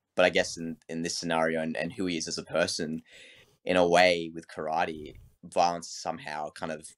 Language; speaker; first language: English; native; English